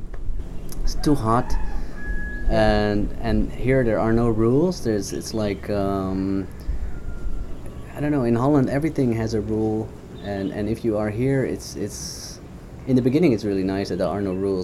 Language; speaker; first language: English; non-native, fluent; Dutch